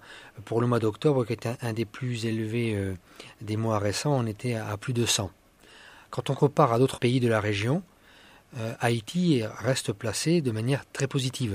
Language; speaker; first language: French; native; French